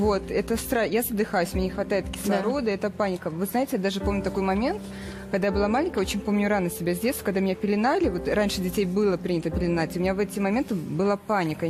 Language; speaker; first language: Russian; native; Russian